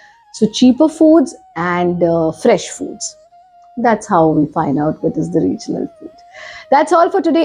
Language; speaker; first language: English; non-native, local second language; Hindi